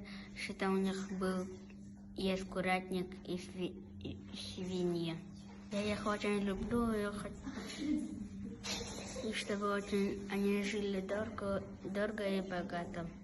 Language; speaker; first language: Russian; non-native, local second language; Yakut